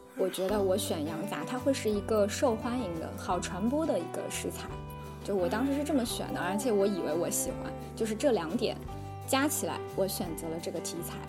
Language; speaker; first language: Chinese; native; Chinese